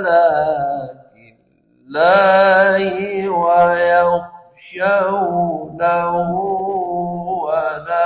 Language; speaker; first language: Arabic; native; Arabic